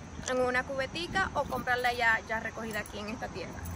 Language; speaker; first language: Spanish; early bilingual, heritage; Spanish